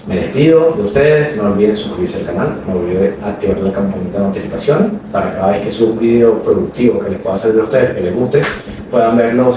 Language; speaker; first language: Spanish; native; Spanish